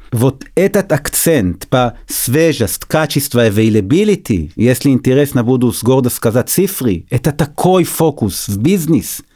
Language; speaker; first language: Russian; non-native, learner; Hebrew